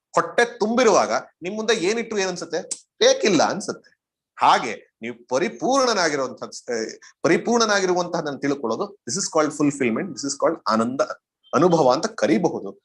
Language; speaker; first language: Kannada; native; Kannada